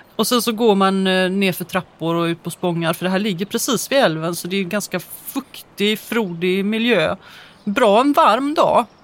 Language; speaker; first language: Swedish; native; Swedish